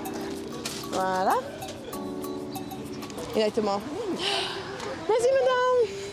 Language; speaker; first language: French; non-native, learner; English